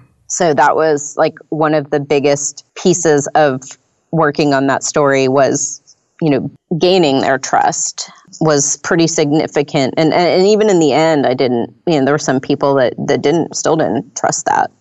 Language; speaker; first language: English; native; English